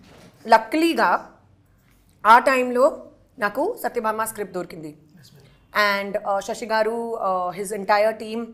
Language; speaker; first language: Telugu; non-native, local second language; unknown